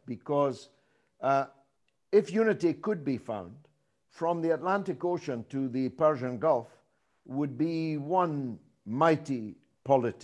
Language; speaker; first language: English; native; English